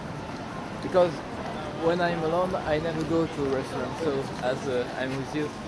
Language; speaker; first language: English; non-native, learner; French